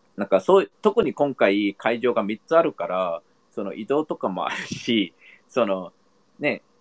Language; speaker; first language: Japanese; non-native, fluent; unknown